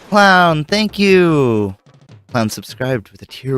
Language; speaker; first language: English; native; English